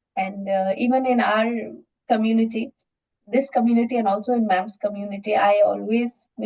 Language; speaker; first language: English; non-native, local second language; Assamese